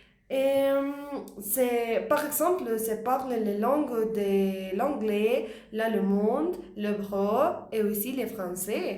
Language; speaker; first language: French; non-native, learner; Spanish